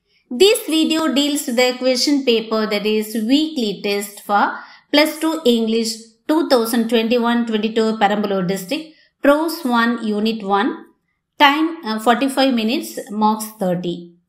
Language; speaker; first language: English; non-native, local second language; Tamil